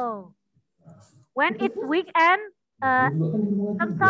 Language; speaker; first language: English; non-native, learner; Indonesian